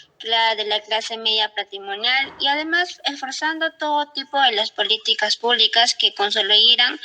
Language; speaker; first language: Spanish; native; Spanish